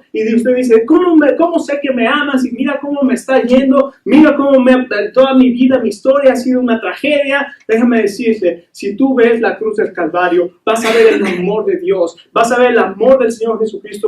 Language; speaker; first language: Spanish; native; Spanish